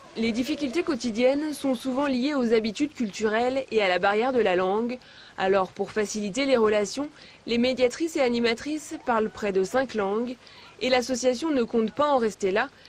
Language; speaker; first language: French; native; French